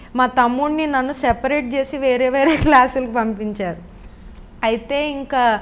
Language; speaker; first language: Telugu; native; Telugu